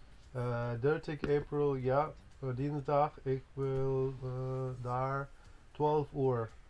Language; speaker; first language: Dutch; non-native, learner; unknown